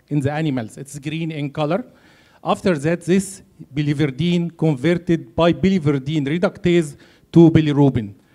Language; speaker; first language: English; non-native, fluent; Arabic